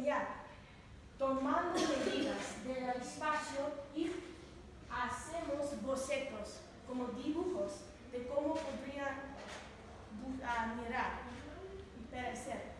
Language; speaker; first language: Spanish; non-native, learner; English